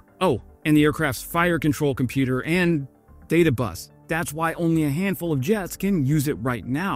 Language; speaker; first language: English; native; English